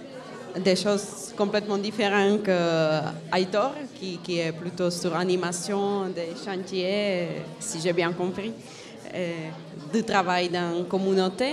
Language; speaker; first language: French; non-native, fluent; Czech